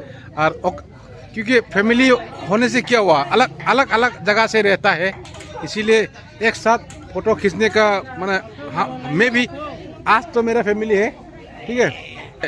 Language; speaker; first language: Hindi; non-native, local second language; Rongmei Naga